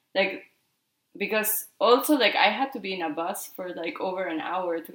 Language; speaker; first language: English; non-native, fluent; Spanish